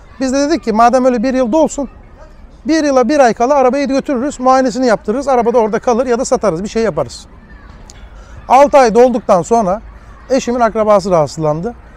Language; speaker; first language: Turkish; early bilingual, heritage; Turkish